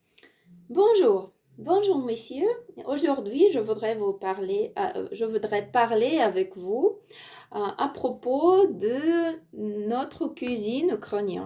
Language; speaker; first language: French; non-native, learner; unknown